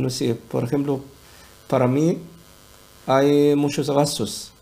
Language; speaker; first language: Spanish; non-native, learner; Arabic